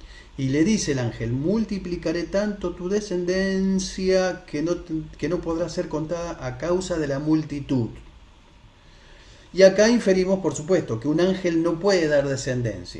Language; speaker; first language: Spanish; native; Spanish